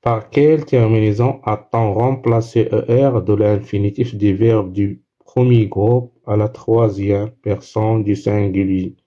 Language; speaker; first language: French; non-native, local second language; Arabic